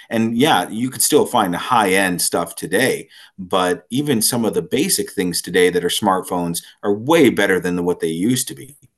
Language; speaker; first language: English; native; English